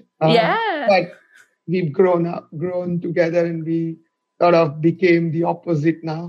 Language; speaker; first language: English; non-native, local second language; Gujarati